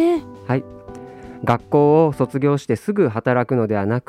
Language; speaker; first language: Japanese; native; Japanese